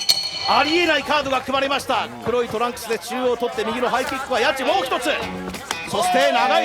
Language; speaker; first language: Japanese; native; Japanese